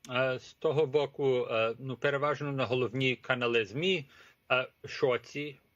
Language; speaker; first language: Ukrainian; early bilingual, heritage; Ukrainian